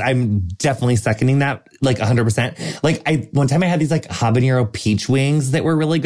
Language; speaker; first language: English; native; English